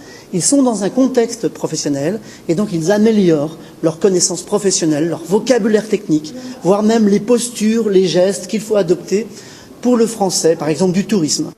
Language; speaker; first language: French; native; French